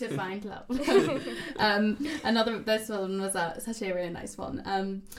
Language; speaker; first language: English; native; English